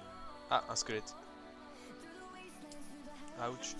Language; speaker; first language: French; native; French